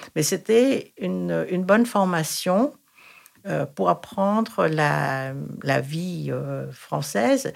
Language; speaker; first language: French; non-native, fluent; Thai